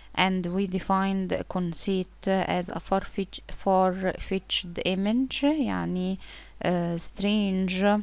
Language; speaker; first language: English; non-native, fluent; Arabic